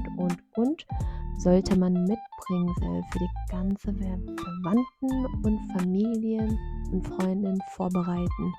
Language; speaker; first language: German; non-native, fluent; Vietnamese